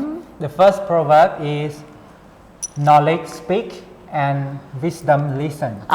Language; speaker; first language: English; non-native, fluent; Khmer